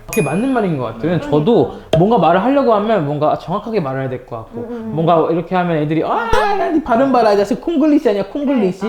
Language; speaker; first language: Korean; early bilingual, other home language; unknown